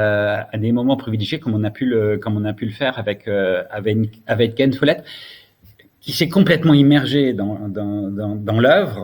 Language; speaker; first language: French; native; French